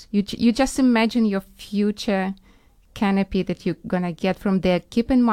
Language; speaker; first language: English; non-native, fluent; Ukrainian